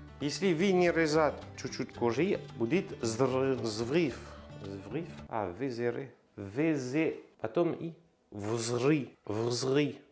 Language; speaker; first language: Russian; non-native, learner; French